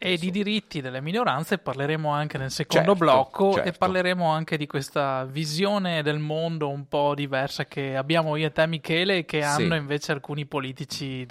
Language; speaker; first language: Italian; native; Italian